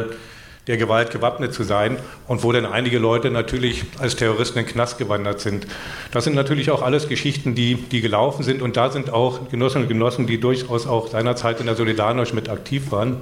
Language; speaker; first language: German; native; German